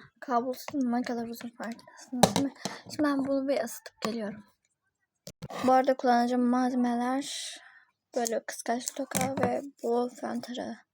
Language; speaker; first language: Turkish; native; Turkish